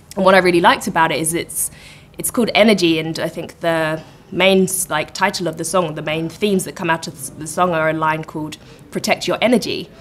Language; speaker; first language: English; native; English